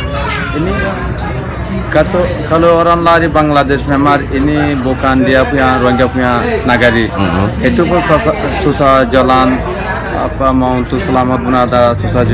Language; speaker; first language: Indonesian; non-native, learner; Rohingya